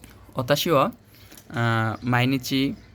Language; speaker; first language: Japanese; non-native, learner; Bangla